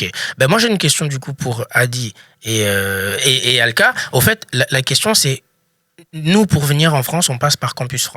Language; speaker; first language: French; native; French